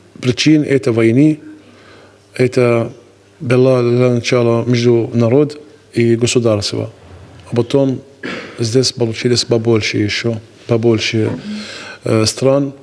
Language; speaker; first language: Russian; non-native, learner; Arabic